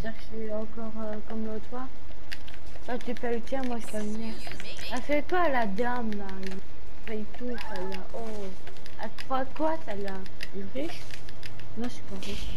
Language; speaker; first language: French; non-native, local second language; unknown